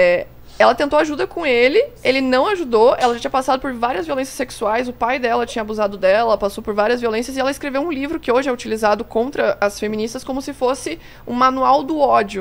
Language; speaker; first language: Portuguese; native; Portuguese